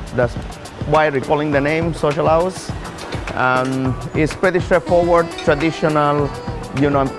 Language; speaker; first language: English; non-native, fluent; Italian